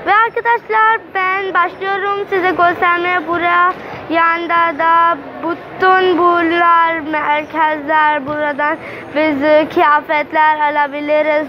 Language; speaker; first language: Turkish; non-native, learner; Urdu